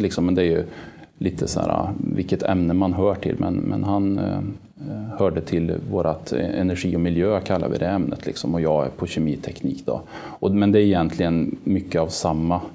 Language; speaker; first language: Swedish; native; Swedish